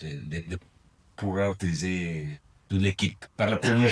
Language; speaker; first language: French; non-native, learner; Italian